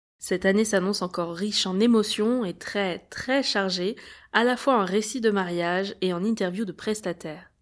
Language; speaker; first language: French; native; French